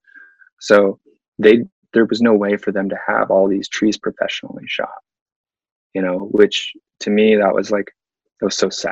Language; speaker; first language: English; native; English